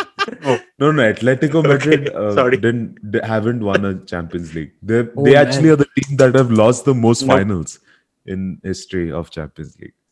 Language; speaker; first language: English; non-native, local second language; Hindi